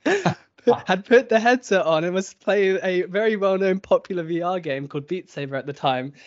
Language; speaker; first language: English; native; English